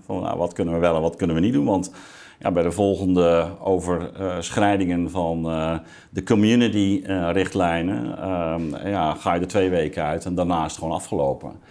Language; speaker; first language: Dutch; native; Dutch